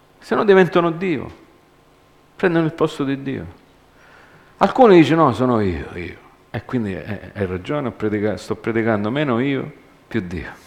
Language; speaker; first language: Italian; early bilingual, heritage; Italian